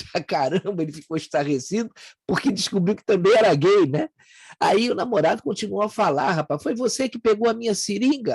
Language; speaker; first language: Portuguese; native; Portuguese